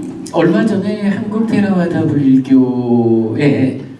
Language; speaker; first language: Korean; native; Korean